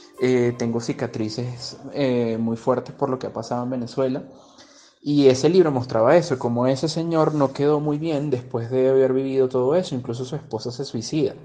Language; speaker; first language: Spanish; native; Spanish